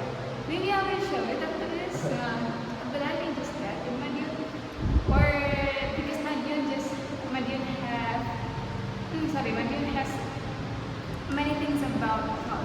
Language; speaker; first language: English; non-native, learner; Indonesian